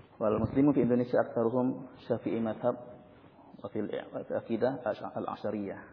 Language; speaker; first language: Arabic; non-native, learner; Indonesian